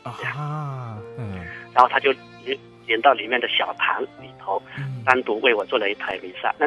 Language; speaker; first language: Chinese; native; Chinese